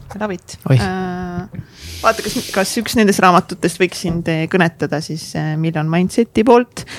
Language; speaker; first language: Estonian; native; Estonian